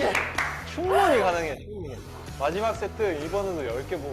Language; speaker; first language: Korean; native; Korean